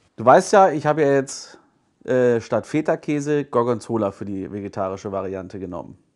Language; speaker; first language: German; native; German